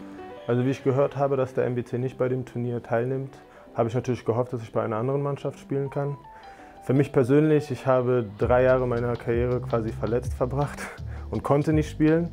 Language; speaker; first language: German; native; German